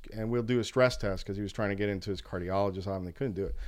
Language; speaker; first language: English; early bilingual, other home language; Spanish